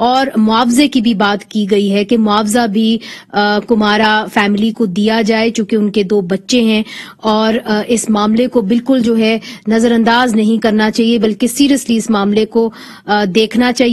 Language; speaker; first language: Urdu; native; Urdu